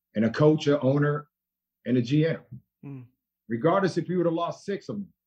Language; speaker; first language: English; native; English